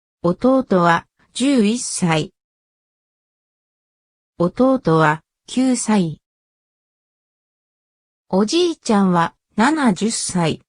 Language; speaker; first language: Japanese; non-native, learner; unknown